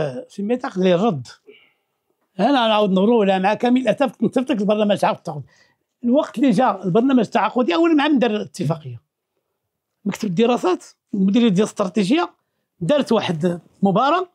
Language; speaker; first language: Arabic; native; Arabic